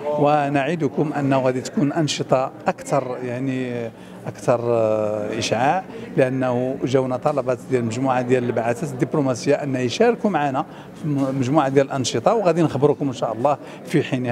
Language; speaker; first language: Arabic; native; Arabic